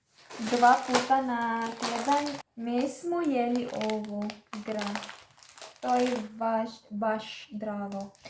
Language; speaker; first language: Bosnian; non-native, learner; Filipino